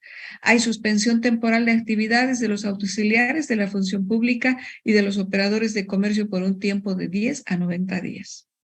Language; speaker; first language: Spanish; native; Spanish